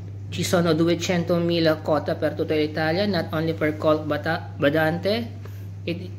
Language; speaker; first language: Italian; non-native, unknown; Filipino